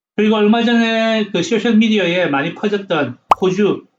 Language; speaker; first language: Korean; native; Korean